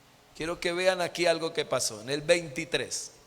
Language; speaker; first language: Spanish; native; Spanish